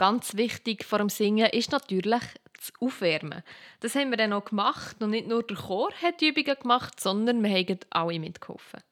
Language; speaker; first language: German; native; German